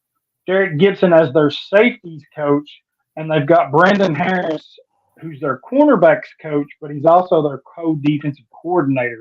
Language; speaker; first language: English; native; English